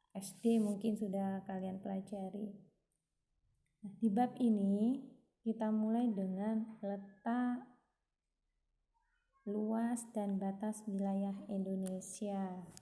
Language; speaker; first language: Indonesian; native; Indonesian